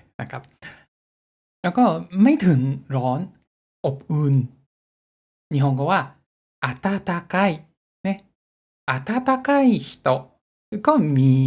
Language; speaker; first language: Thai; non-native, learner; Japanese